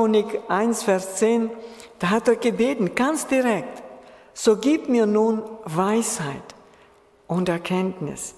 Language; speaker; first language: German; non-native, fluent; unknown